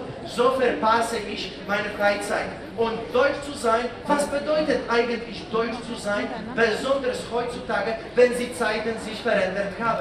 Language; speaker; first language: German; non-native, fluent; Polish